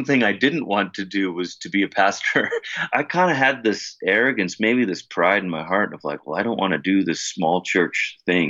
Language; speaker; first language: English; native; English